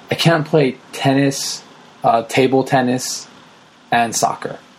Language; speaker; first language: English; early bilingual, other home language; Japanese